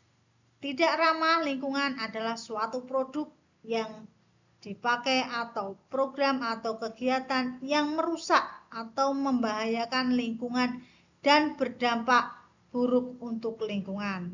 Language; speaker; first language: Indonesian; native; Indonesian